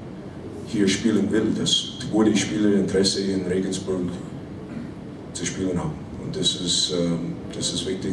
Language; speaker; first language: German; non-native, fluent; English